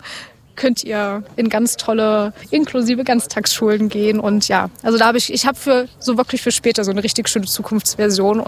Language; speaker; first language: German; native; German